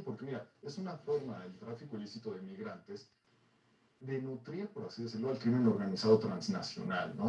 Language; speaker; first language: Spanish; native; Spanish